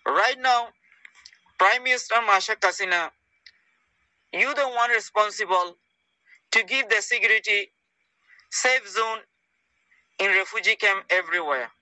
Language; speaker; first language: English; non-native, learner; Rohingya